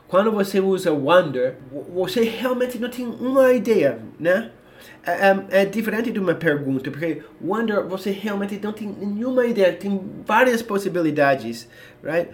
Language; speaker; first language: Portuguese; non-native, fluent; English